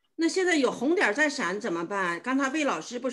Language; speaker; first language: Chinese; native; Chinese